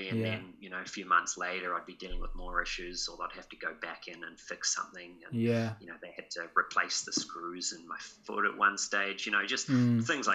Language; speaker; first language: English; native; English